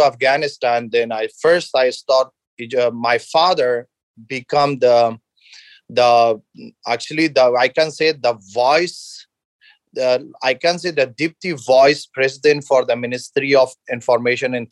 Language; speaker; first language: English; non-native, fluent; Persian